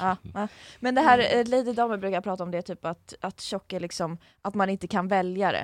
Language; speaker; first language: Swedish; native; Swedish